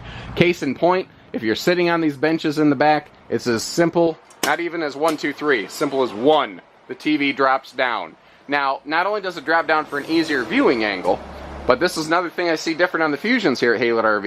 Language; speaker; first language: English; native; English